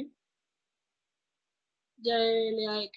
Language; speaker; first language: French; non-native, learner; Spanish